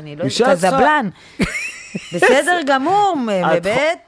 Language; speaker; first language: Hebrew; native; Hebrew